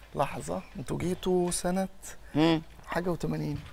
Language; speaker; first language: Arabic; native; Arabic